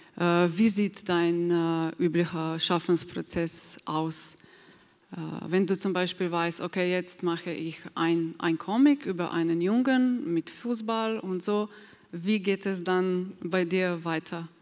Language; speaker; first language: German; non-native, fluent; Slovenian